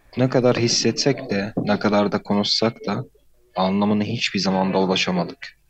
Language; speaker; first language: Turkish; non-native, fluent; Arabic